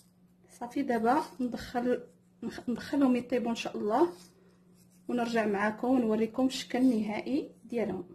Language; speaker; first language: Arabic; native; Arabic